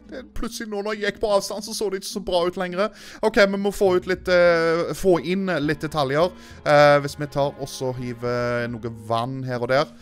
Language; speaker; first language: Norwegian; native; Norwegian